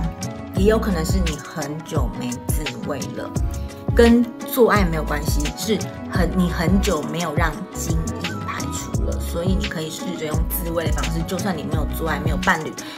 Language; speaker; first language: Chinese; native; Chinese